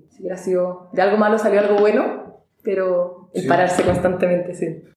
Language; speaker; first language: Spanish; native; Spanish